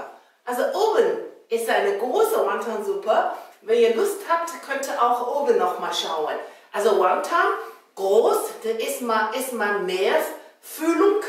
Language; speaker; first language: German; non-native, learner; Chinese